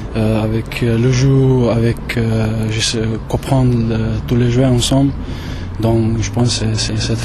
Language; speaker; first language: French; non-native, fluent; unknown